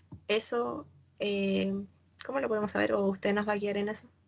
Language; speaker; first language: Spanish; native; Spanish